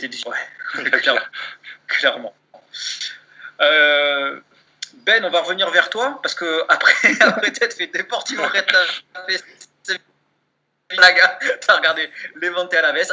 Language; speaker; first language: French; native; French